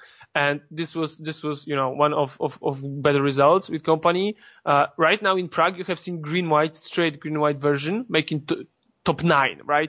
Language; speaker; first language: English; non-native, fluent; Polish